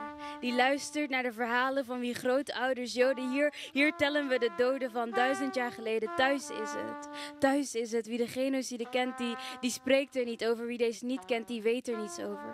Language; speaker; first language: Dutch; early bilingual, other home language; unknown